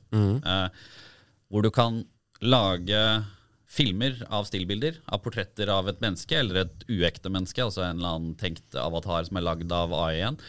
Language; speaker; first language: Norwegian; native; Norwegian